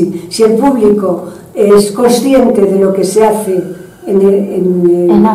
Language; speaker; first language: Spanish; non-native, fluent; French